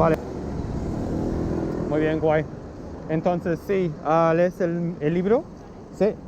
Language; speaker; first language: Spanish; non-native, fluent; English